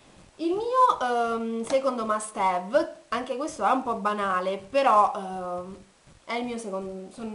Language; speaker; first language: Italian; native; Italian